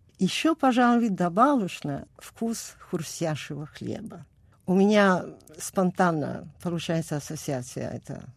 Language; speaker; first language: Russian; non-native, fluent; Italian